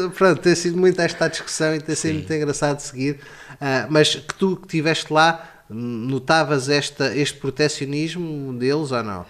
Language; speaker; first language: Portuguese; native; Portuguese